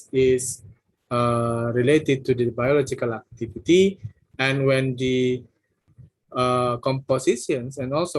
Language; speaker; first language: English; non-native, fluent; Indonesian